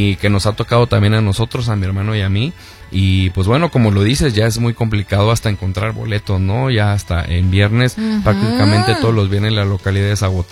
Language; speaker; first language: Spanish; native; Spanish